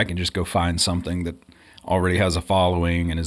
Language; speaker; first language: English; native; English